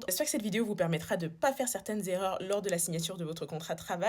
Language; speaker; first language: French; native; French